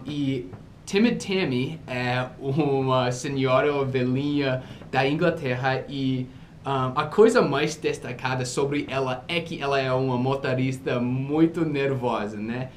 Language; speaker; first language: Portuguese; non-native, fluent; English